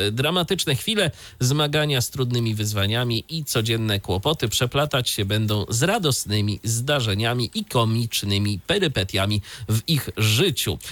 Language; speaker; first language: Polish; native; Polish